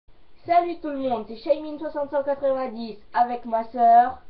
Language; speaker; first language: French; native; French